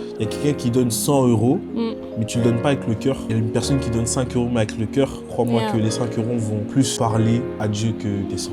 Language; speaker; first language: French; native; French